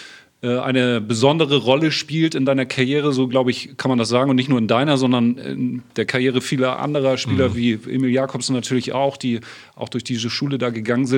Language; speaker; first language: German; native; German